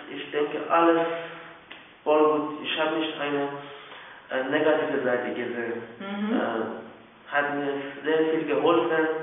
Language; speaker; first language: German; non-native, learner; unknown